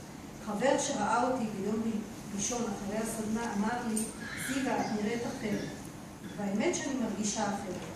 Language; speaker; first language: Hebrew; native; Hebrew